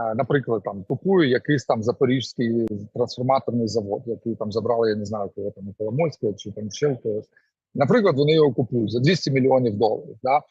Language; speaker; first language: Ukrainian; non-native, local second language; Russian